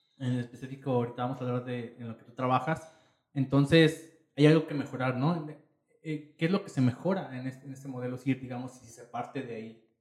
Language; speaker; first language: Spanish; native; Spanish